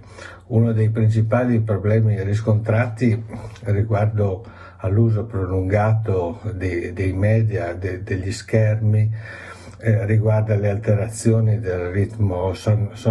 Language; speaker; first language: Italian; native; Italian